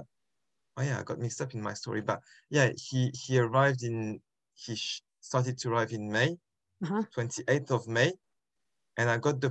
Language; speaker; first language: English; non-native, fluent; French